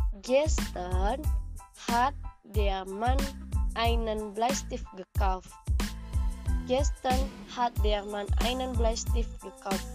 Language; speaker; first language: German; non-native, learner; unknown